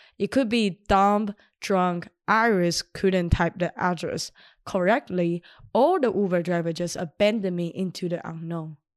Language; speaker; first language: English; non-native, fluent; Chinese